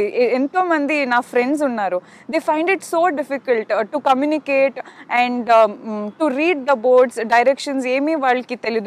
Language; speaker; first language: Telugu; non-native, local second language; Kannada